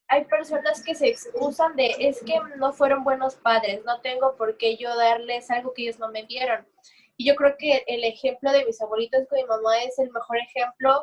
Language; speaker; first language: Spanish; native; Spanish